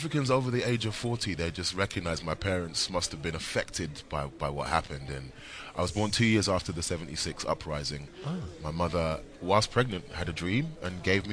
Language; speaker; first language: English; native; English